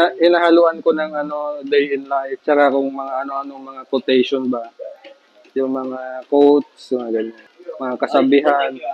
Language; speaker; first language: Filipino; native; Filipino